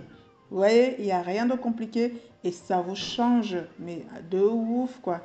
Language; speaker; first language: French; native; French